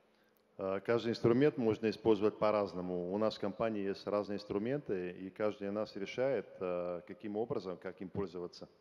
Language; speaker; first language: Russian; non-native, fluent; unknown